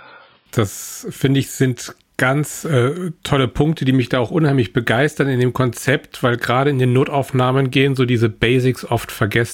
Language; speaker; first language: German; native; German